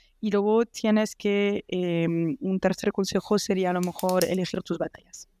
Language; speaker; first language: Spanish; non-native, fluent; French